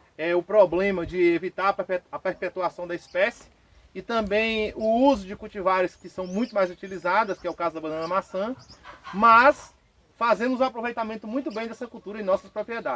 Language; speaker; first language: Portuguese; native; Portuguese